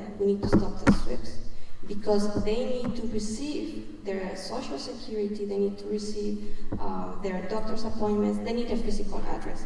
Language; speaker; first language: English; non-native, fluent; Spanish